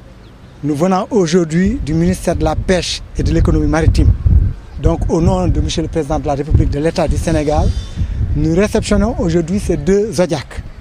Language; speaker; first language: French; non-native, local second language; Wolof